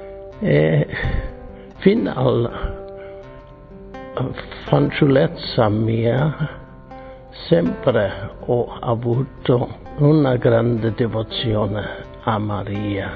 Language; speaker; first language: Italian; non-native, fluent; German